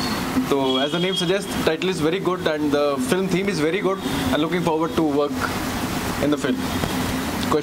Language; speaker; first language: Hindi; native; Hindi